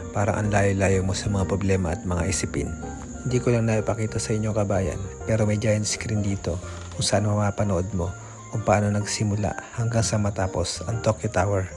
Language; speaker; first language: Filipino; native; Filipino